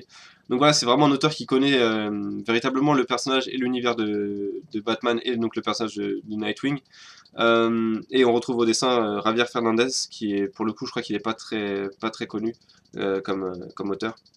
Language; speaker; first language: French; native; French